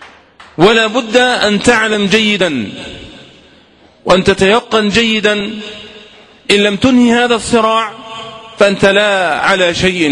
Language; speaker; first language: Arabic; native; Arabic